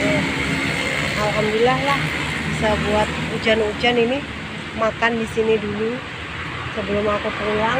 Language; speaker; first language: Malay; non-native, local second language; Javanese